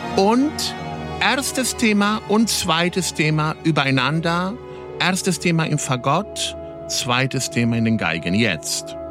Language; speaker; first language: German; early bilingual, other home language; Polish